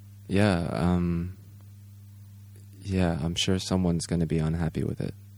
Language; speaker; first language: English; native; English